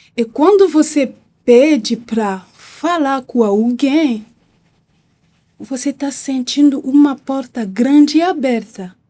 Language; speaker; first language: Portuguese; non-native, learner; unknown